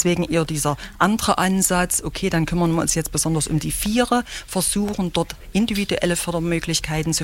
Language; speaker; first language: German; native; German